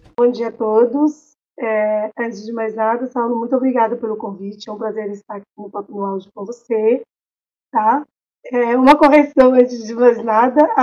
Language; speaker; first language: Portuguese; non-native, local second language; Kabuverdianu